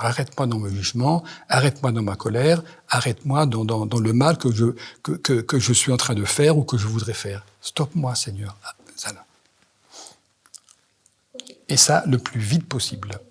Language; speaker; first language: French; native; French